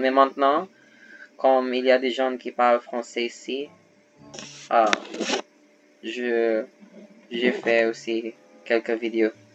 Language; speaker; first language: French; non-native, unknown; Filipino